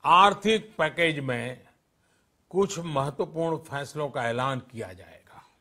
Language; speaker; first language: Hindi; non-native, local second language; Gujarati